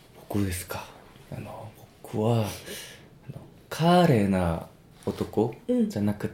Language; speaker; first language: Japanese; non-native, fluent; Korean